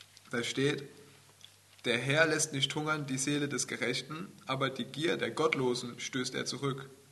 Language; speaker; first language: German; native; German